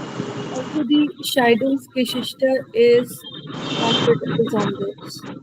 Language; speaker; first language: German; non-native, learner; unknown